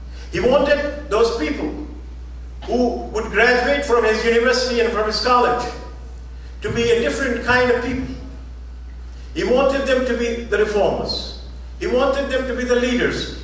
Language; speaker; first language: English; non-native, local second language; Urdu